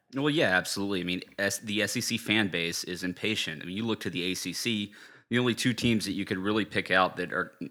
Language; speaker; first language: English; native; English